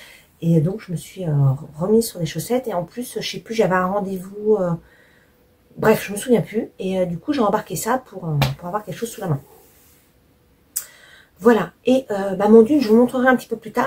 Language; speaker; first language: French; native; French